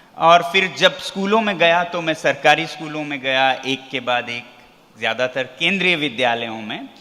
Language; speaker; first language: Hindi; non-native, local second language; Ladakhi